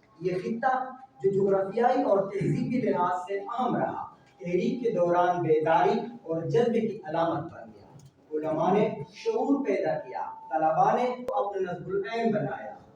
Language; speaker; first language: Urdu; non-native, local second language; Pashto